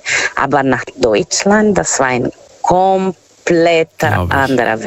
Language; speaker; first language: German; non-native, fluent; Portuguese